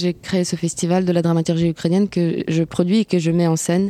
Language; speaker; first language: French; non-native, fluent; Ukrainian